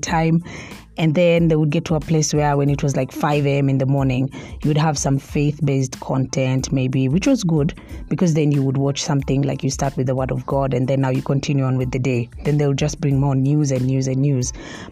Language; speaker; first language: English; non-native, local second language; Swahili